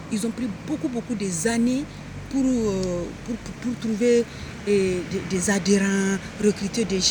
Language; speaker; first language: French; non-native, local second language; Hausa